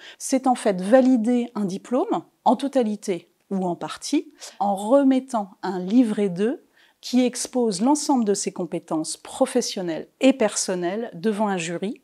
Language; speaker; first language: French; native; French